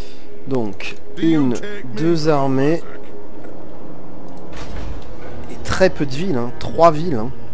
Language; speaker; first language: French; native; French